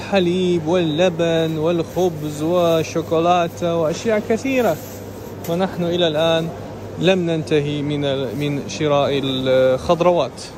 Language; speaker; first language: Arabic; non-native, fluent; Russian